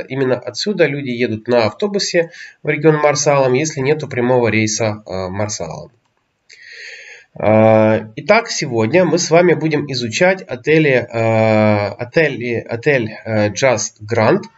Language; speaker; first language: Russian; native; Russian